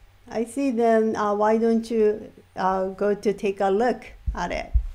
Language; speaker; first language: English; non-native, fluent; Japanese